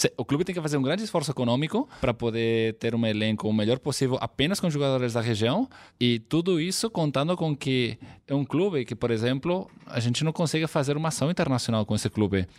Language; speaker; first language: Portuguese; non-native, fluent; Catalan